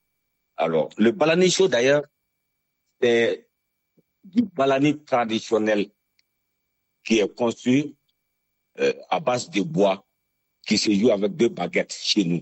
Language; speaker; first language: French; non-native, local second language; Bambara